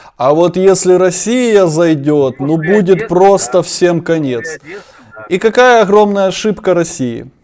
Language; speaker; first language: Russian; non-native, local second language; Ukrainian